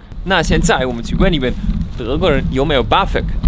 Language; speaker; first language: Chinese; non-native, fluent; German